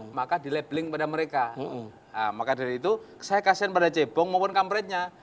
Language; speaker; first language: Indonesian; native; Indonesian